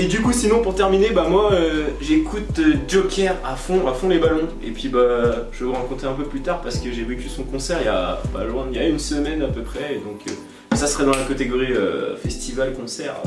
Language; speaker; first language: French; native; French